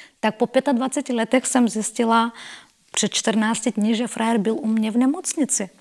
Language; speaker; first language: Czech; non-native, fluent; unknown